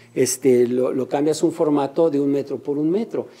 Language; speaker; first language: Spanish; native; Spanish